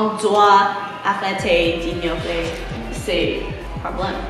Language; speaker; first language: French; non-native, learner; English